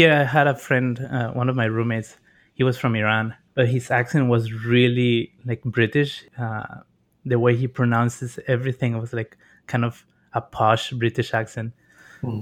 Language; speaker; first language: English; non-native, fluent; Spanish